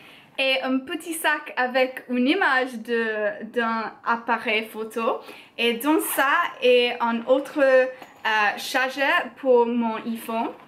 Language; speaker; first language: French; non-native, learner; English